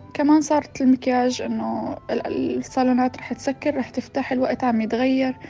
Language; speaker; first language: Arabic; native; Arabic